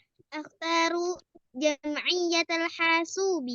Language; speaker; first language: Arabic; non-native, learner; Indonesian